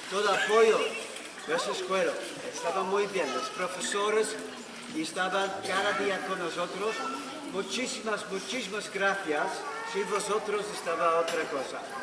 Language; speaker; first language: Spanish; non-native, learner; Dutch